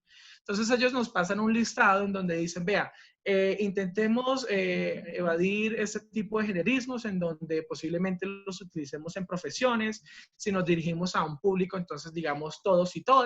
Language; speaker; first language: Spanish; native; Spanish